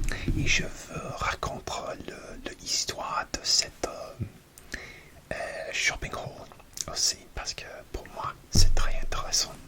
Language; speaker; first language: French; non-native, learner; English